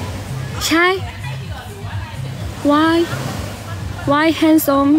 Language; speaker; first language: English; non-native, learner; Thai